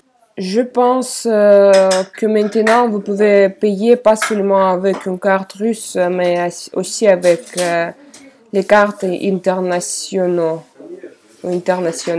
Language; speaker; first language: French; non-native, fluent; Russian